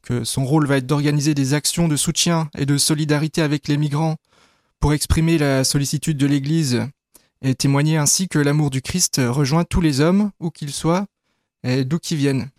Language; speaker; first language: French; native; French